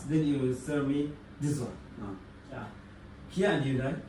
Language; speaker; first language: English; non-native, local second language; Kinyarwanda